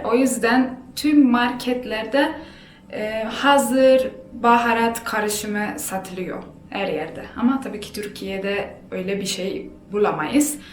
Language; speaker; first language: Turkish; non-native, fluent; Polish